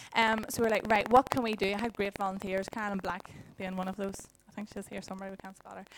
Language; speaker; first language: English; native; English